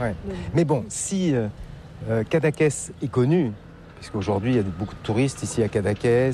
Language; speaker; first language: French; native; French